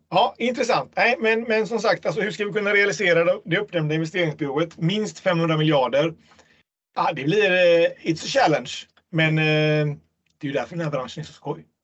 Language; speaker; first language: Swedish; native; Swedish